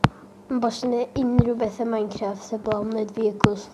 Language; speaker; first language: Welsh; native; Welsh